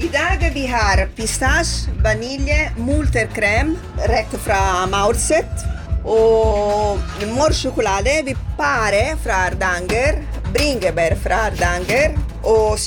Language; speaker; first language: Norwegian; non-native, learner; Italian